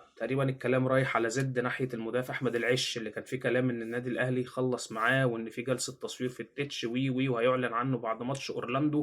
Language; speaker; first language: Arabic; native; Arabic